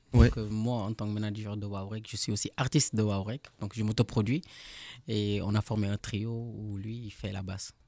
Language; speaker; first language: French; non-native, local second language; Wolof